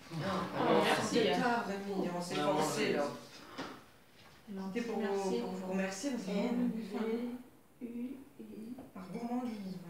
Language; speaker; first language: French; native; French